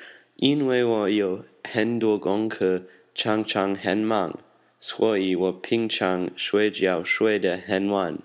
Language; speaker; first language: Chinese; non-native, learner; English